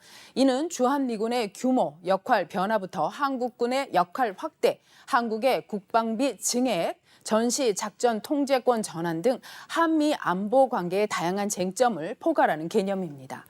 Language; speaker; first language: Korean; native; Korean